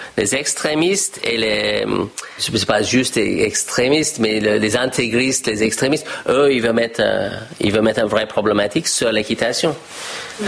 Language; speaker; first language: French; non-native, fluent; English